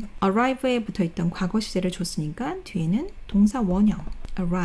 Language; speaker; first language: Korean; native; Korean